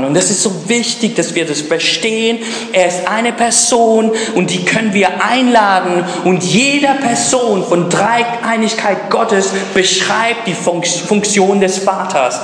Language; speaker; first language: German; early bilingual, other home language; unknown